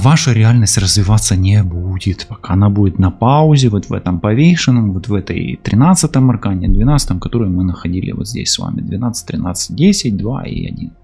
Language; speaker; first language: Russian; non-native, local second language; Ukrainian